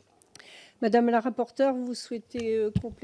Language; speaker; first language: French; native; French